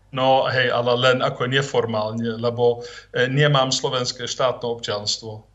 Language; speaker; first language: Slovak; non-native, fluent; Dutch